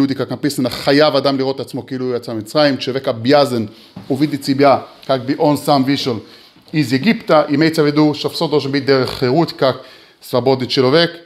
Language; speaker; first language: Russian; early bilingual, heritage; Hebrew